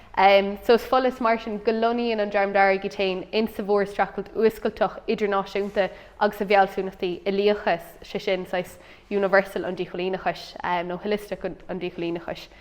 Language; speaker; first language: Irish; non-native, local second language; English